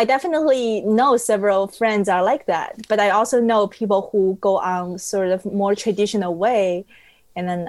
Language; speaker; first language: English; non-native, fluent; Chinese